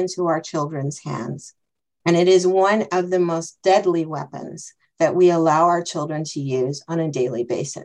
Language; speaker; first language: English; native; English